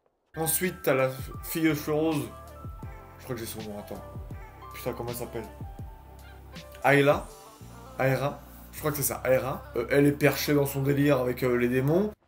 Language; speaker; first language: French; native; French